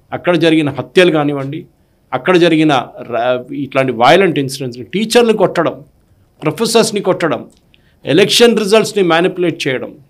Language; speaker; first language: Telugu; non-native, local second language; Malayalam